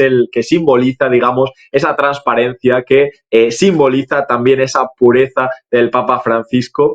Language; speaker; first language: Spanish; native; Spanish